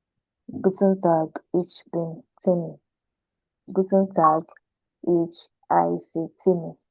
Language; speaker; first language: German; non-native, learner; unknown